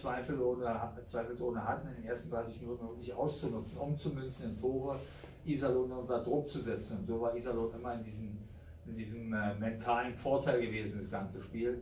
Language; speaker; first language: German; native; German